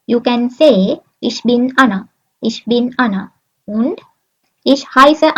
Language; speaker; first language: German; non-native, learner; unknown